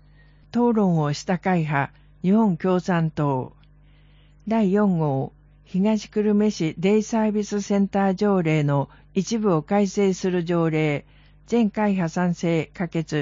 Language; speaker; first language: Japanese; native; Japanese